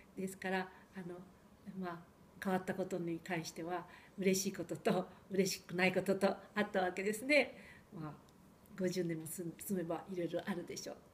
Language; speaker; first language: Japanese; early bilingual, heritage; Japanese